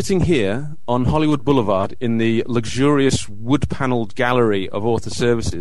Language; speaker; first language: English; native; English